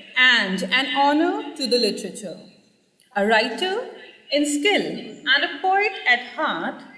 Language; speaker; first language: English; non-native, local second language; Punjabi